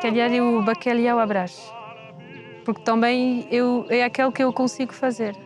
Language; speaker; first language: Portuguese; non-native, fluent; French